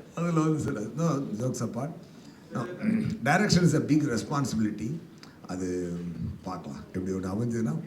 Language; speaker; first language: Tamil; native; Tamil